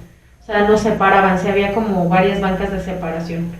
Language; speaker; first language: Spanish; native; Spanish